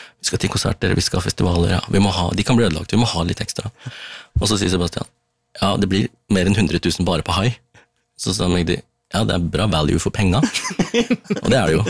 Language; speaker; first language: Norwegian; early bilingual, other home language; Tamil